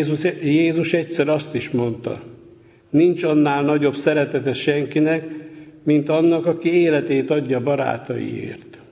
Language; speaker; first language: Hungarian; native; Hungarian